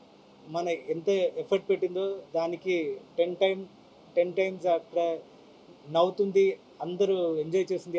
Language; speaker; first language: Telugu; non-native, fluent; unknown